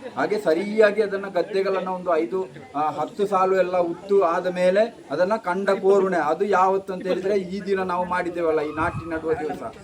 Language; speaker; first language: Kannada; non-native, local second language; Tulu